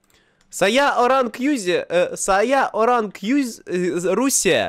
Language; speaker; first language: Indonesian; non-native, learner; Russian